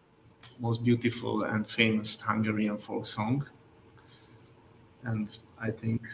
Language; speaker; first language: English; non-native, learner; Hungarian